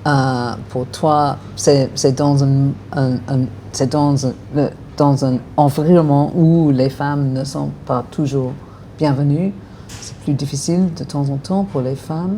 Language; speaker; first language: French; non-native, fluent; English